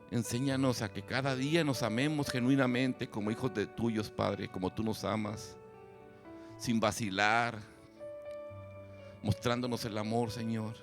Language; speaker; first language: Spanish; native; Spanish